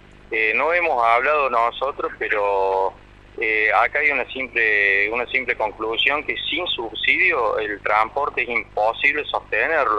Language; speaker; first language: Spanish; native; Spanish